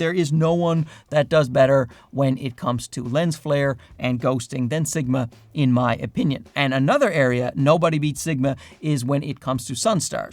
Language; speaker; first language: English; native; English